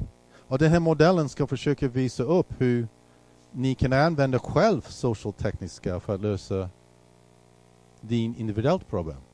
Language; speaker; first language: Swedish; non-native, fluent; English